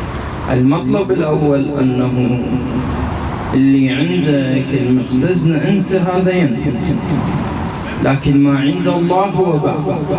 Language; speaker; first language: Arabic; native; Arabic